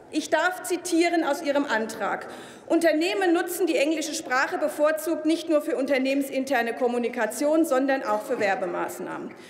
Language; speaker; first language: German; native; German